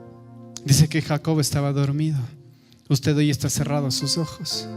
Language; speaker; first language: Spanish; native; Spanish